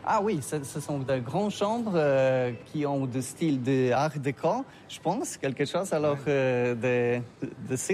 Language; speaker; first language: French; non-native, learner; Polish